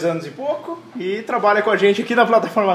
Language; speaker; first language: Portuguese; native; Portuguese